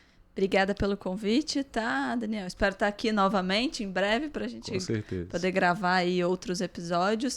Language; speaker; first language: Portuguese; native; Portuguese